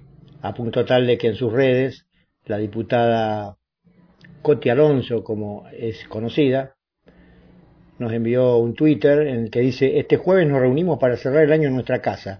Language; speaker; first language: Spanish; native; Spanish